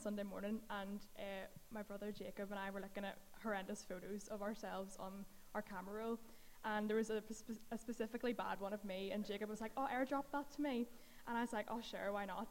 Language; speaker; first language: English; native; English